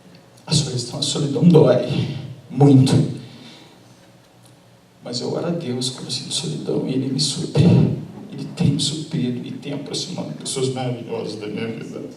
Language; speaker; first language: Portuguese; native; Portuguese